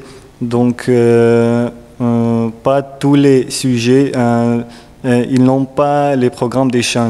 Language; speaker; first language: French; non-native, learner; Russian